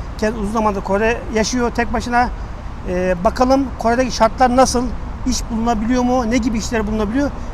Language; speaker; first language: Turkish; native; Turkish